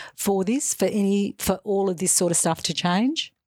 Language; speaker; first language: English; native; English